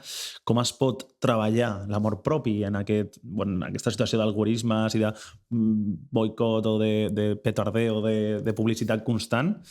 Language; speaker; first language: Catalan; native; Catalan